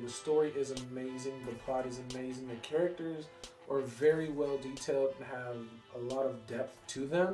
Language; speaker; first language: English; native; English